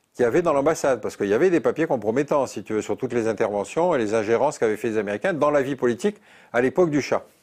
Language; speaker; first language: French; native; French